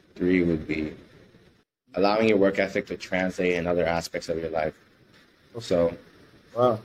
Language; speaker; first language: English; native; English